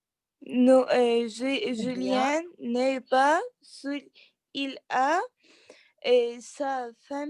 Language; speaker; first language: French; non-native, learner; Arabic